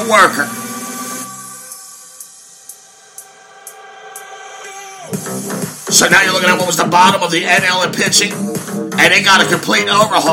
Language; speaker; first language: English; native; English